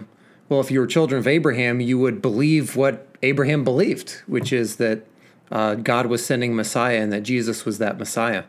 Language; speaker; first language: English; native; English